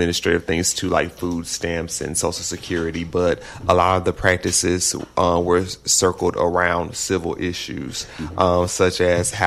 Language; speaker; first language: English; native; English